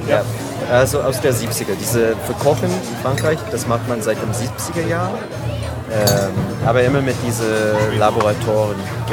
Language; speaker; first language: German; non-native, fluent; French